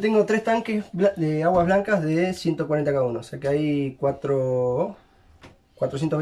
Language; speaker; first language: Spanish; native; Spanish